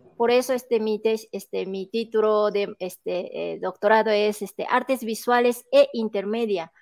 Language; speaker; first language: Spanish; non-native, fluent; Japanese